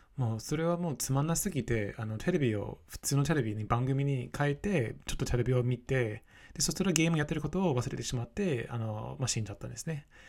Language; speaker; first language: Japanese; non-native, fluent; English